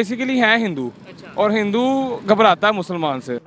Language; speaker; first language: Hindi; non-native, local second language; Pashto